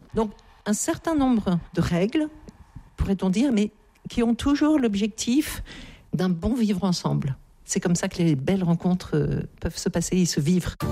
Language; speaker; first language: French; native; French